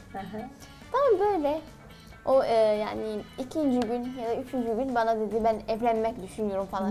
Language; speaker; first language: Turkish; non-native, learner; Arabic